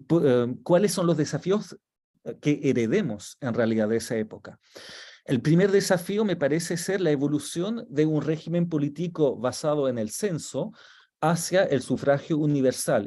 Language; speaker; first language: Spanish; non-native, fluent; French